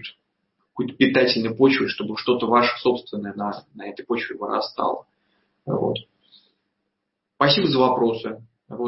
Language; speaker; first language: Russian; native; Russian